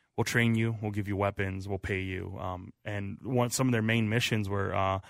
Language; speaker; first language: English; native; English